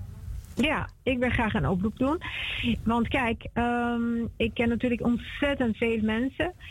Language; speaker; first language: Dutch; non-native, fluent; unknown